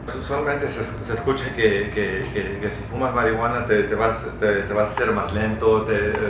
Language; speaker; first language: Spanish; early bilingual, heritage; Spanish